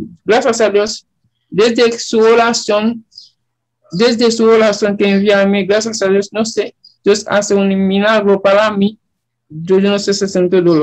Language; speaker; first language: Spanish; non-native, learner; Haitian Creole